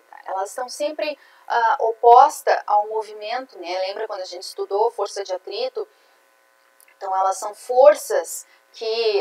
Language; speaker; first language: Portuguese; native; Portuguese